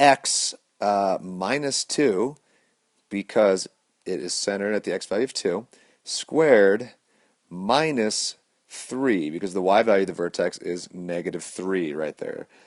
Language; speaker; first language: English; native; English